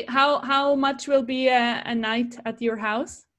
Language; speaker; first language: English; non-native, fluent; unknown